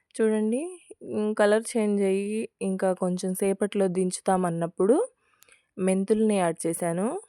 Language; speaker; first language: Telugu; non-native, local second language; Urdu